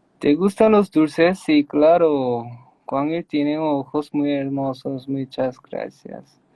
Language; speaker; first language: Spanish; non-native, learner; Korean